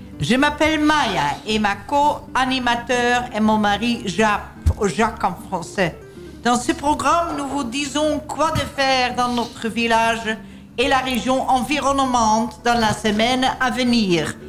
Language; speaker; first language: French; non-native, learner; Dutch